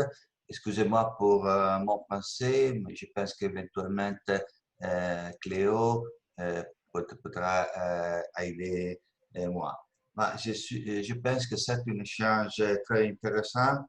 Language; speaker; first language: French; non-native, learner; Italian